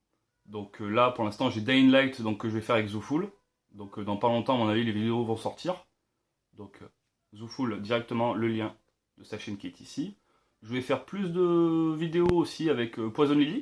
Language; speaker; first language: French; native; French